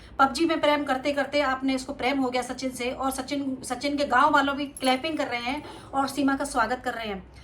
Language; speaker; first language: Hindi; native; Hindi